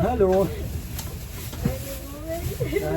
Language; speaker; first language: German; native; German